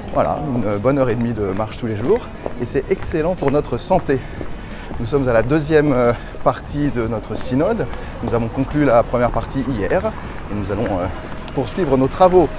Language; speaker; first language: French; native; French